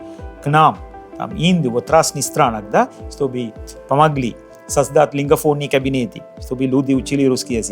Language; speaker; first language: Russian; non-native, fluent; Sinhala